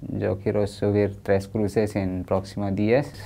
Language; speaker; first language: Spanish; non-native, learner; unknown